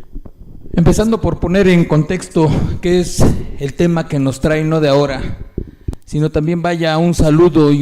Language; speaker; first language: Spanish; native; Spanish